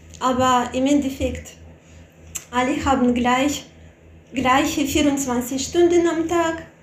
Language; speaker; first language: German; non-native, fluent; Russian